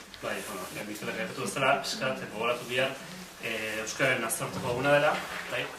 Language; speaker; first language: Basque; native; Basque